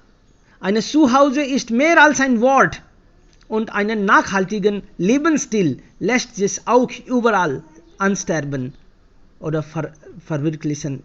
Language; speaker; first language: German; non-native, fluent; Hindi